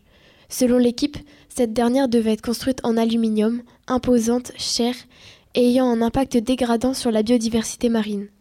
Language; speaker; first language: French; native; French